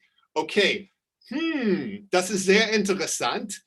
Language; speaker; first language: German; non-native, fluent; English